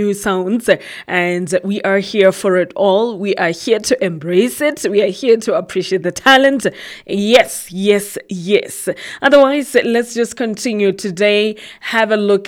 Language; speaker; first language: English; non-native, local second language; Southern Sotho